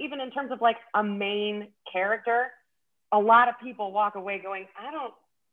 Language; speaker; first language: English; native; English